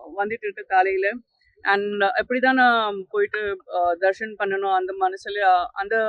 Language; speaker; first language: Tamil; non-native, fluent; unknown